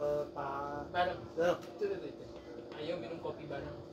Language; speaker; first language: Indonesian; non-native, learner; Chinese